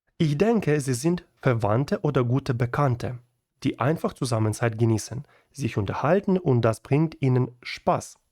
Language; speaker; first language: German; non-native, fluent; Ukrainian